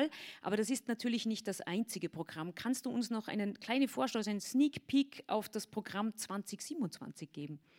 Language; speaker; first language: German; native; German